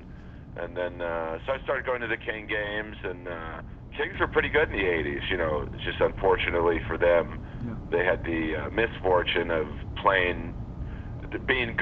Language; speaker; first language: English; native; English